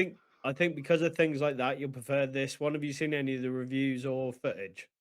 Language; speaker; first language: English; native; English